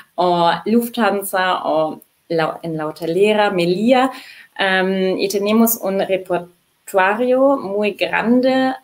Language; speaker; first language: Spanish; non-native, fluent; German